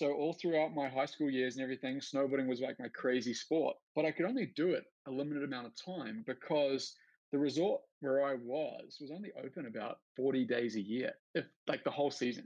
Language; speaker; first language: English; native; English